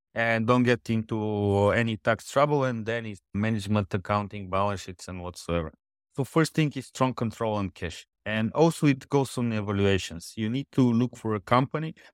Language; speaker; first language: English; non-native, fluent; Bulgarian